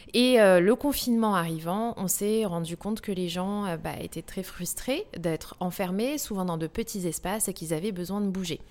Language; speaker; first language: French; native; French